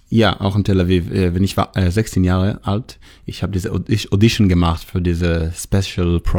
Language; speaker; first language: German; non-native, fluent; Hebrew